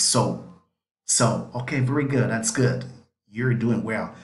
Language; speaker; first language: English; non-native, fluent; Spanish